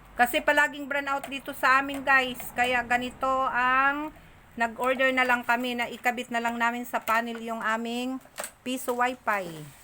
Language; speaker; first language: Filipino; native; Filipino